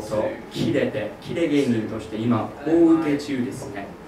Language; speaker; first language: Japanese; non-native, fluent; English